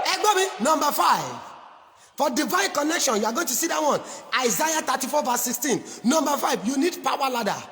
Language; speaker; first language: English; non-native, local second language; Yoruba